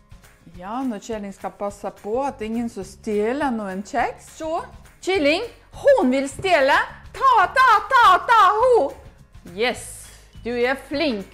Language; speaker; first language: Norwegian; non-native, learner; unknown